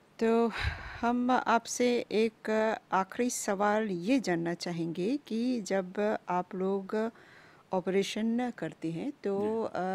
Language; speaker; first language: Hindi; non-native, local second language; Bhojpuri